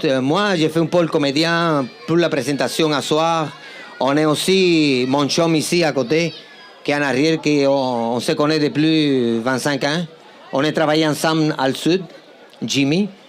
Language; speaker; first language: French; non-native, fluent; Spanish